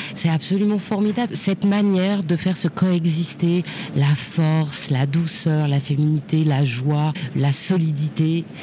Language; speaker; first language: French; native; French